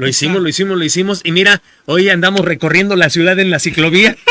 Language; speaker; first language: Spanish; native; Spanish